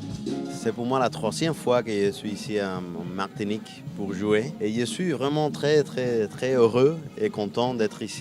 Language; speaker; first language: French; non-native, fluent; Spanish